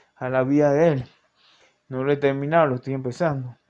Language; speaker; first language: Spanish; native; Spanish